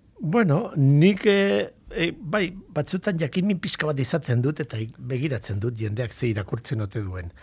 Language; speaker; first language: Basque; non-native, local second language; Spanish